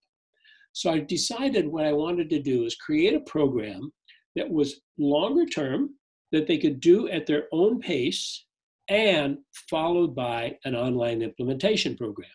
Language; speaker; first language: English; native; English